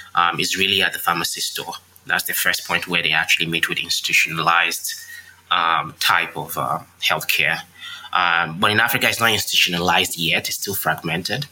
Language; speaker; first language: English; non-native, local second language; Yoruba